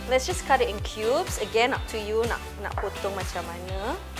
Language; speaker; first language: English; non-native, local second language; Malay